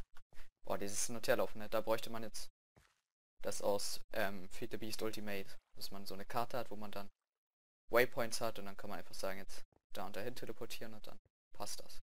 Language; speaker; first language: German; native; German